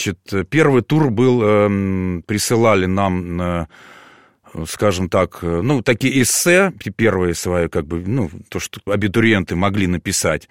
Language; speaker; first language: Russian; native; Russian